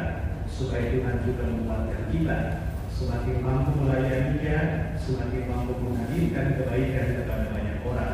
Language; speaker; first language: Indonesian; native; Indonesian